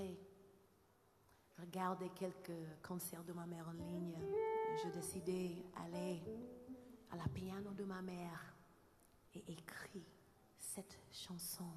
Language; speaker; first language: French; non-native, learner; English